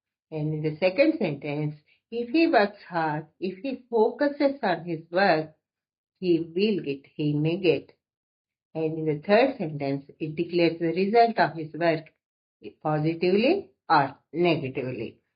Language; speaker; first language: English; non-native, local second language; Telugu